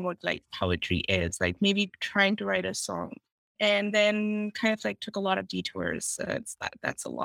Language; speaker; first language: English; non-native, local second language; Urdu